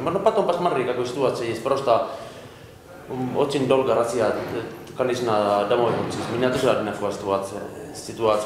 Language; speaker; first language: Russian; non-native, learner; Finnish